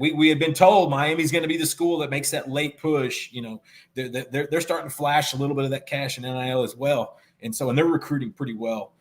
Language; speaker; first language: English; native; English